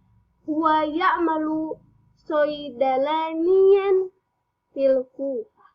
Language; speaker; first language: Arabic; non-native, fluent; Indonesian